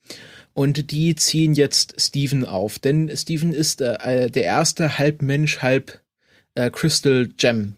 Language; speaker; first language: German; native; German